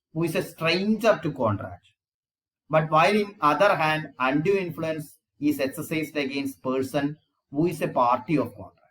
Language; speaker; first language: English; non-native, local second language; Malayalam